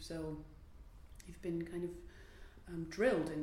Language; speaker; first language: English; non-native, fluent; Dutch